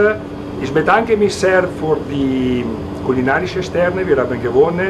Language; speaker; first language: German; non-native, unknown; Italian